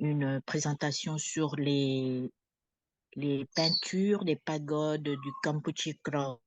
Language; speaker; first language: French; non-native, fluent; Khmer